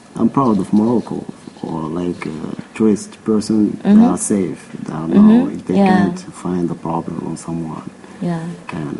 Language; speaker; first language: English; non-native, learner; Arabic